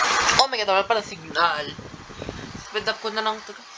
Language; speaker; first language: Filipino; native; Filipino